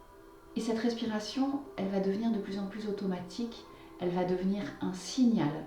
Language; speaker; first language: French; native; French